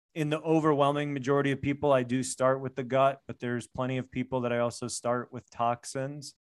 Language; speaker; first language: English; native; English